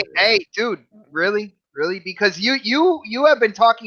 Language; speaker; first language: English; native; English